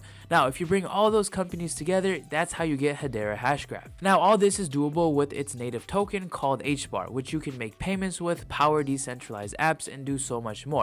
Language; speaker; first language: English; native; English